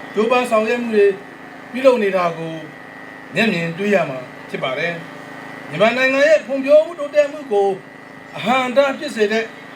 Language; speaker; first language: Burmese; non-native, local second language; S'gaw Karen